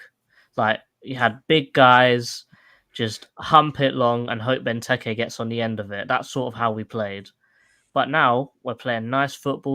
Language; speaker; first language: English; native; English